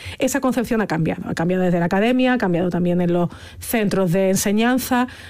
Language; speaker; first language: Spanish; native; Spanish